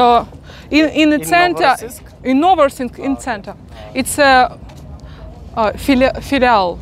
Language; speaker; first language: English; non-native, learner; Russian